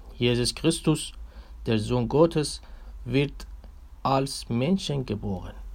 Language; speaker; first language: German; non-native, learner; Persian